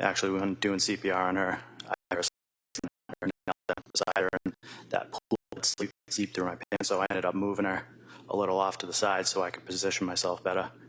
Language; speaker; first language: English; native; English